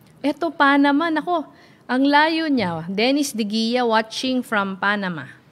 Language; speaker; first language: Filipino; non-native, local second language; Bikol